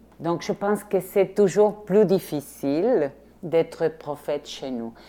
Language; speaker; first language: French; non-native, fluent; Spanish